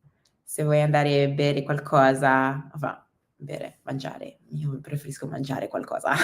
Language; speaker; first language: Italian; non-native, learner; English